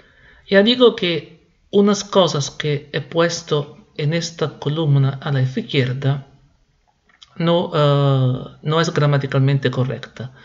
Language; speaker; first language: Spanish; non-native, fluent; Italian